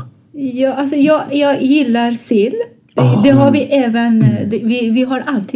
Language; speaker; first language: Swedish; non-native, fluent; Persian